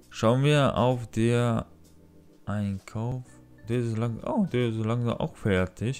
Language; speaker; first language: German; non-native, learner; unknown